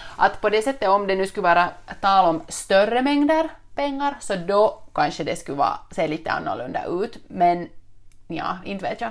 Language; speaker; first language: Swedish; non-native, local second language; Finnish